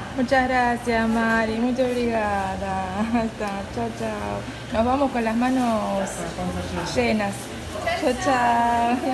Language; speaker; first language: Spanish; native; Spanish